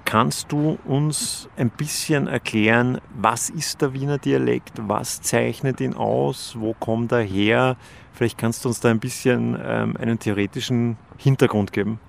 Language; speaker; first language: German; native; German